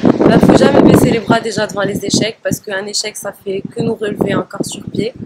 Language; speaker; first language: French; non-native, local second language; Arabic